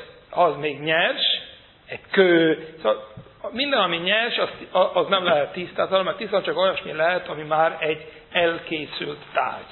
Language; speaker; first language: Hungarian; non-native, fluent; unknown